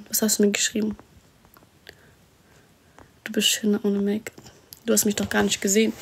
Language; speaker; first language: German; early bilingual, other home language; Arabic